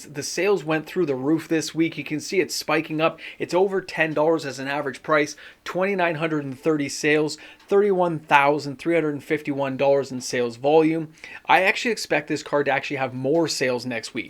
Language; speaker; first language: English; native; English